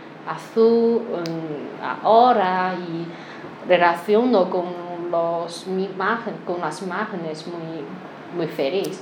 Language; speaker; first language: Spanish; non-native, learner; Chinese